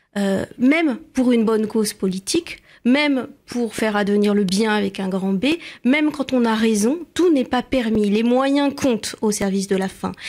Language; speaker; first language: French; native; French